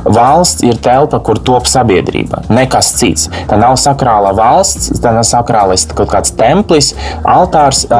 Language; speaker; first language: Latvian; non-native, local second language; Russian